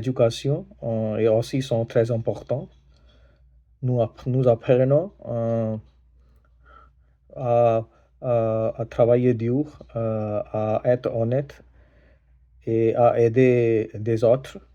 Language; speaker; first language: French; non-native, learner; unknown